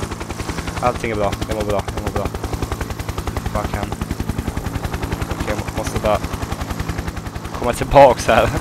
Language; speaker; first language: Swedish; native; Swedish